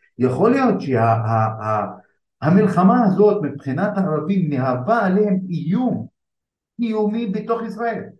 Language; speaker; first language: Hebrew; non-native, local second language; Arabic